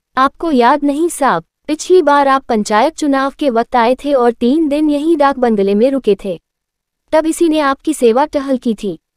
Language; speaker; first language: Hindi; native; Hindi